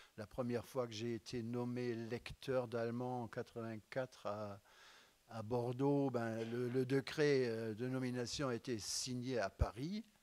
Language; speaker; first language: French; non-native, fluent; German